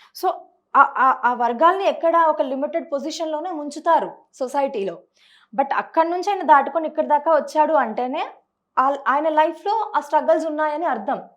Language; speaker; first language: Telugu; early bilingual, heritage; Telugu